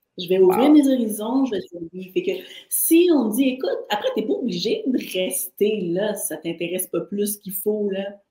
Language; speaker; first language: French; native; French